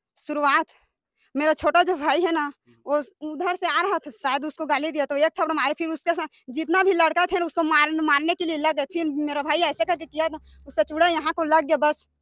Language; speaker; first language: Hindi; native; Hindi